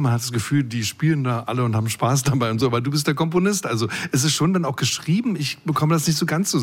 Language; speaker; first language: German; native; German